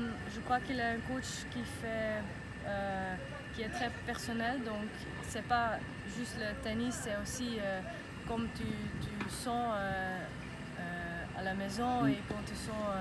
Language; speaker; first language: French; non-native, local second language; Dutch